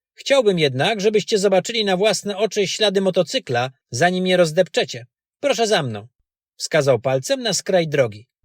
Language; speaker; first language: Polish; native; Polish